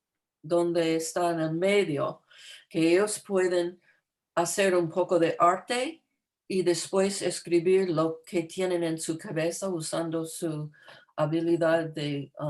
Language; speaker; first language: Spanish; non-native, fluent; English